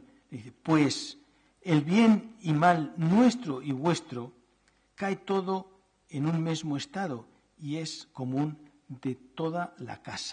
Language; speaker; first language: Spanish; native; Spanish